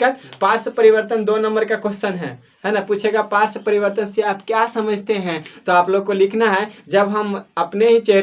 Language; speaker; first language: Hindi; native; Hindi